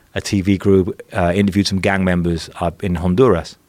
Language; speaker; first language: English; native; English